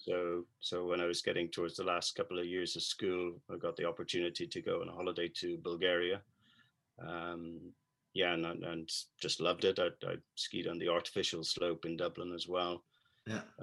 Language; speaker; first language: English; native; English